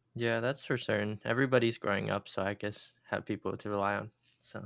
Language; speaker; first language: English; early bilingual, other home language; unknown